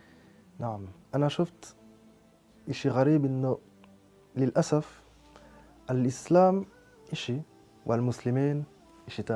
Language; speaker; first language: Arabic; non-native, fluent; French